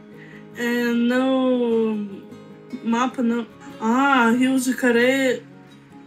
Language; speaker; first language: Portuguese; non-native, learner; Russian